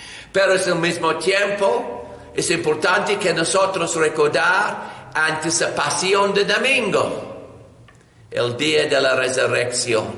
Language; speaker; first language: Spanish; non-native, learner; English